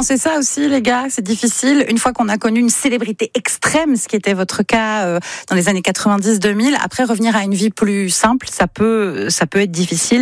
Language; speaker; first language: French; native; French